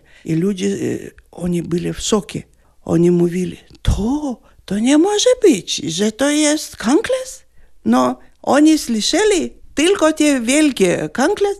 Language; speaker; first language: Polish; non-native, learner; Lithuanian